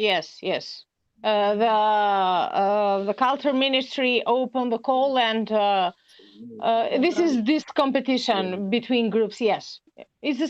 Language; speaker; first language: English; non-native, learner; Albanian